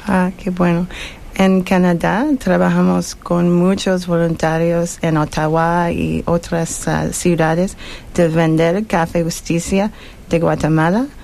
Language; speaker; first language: Spanish; non-native, learner; English